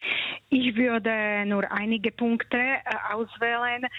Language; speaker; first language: German; non-native, fluent; Slovak